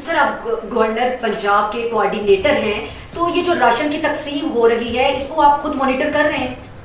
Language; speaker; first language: Urdu; native; Urdu